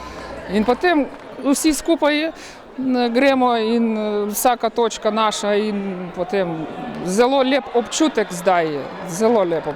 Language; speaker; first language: Slovenian; non-native, learner; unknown